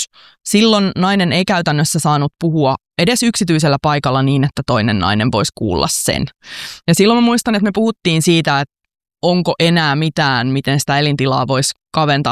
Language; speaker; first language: Finnish; native; Finnish